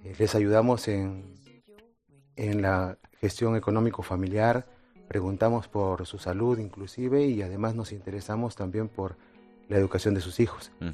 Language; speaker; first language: Spanish; native; Spanish